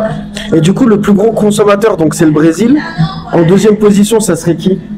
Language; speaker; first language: French; native; French